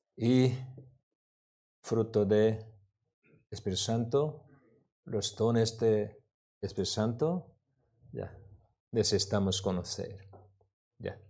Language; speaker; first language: Spanish; non-native, learner; Korean